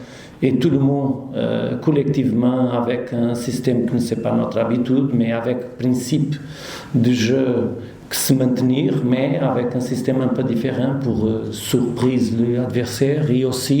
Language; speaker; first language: French; non-native, learner; Portuguese